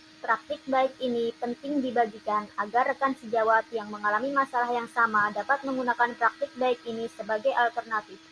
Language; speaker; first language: Indonesian; native; Indonesian